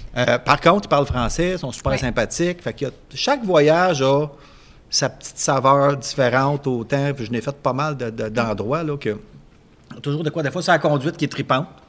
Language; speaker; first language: French; native; French